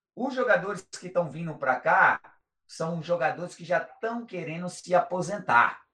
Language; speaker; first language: Portuguese; native; Portuguese